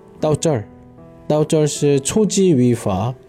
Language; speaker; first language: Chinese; non-native, learner; Korean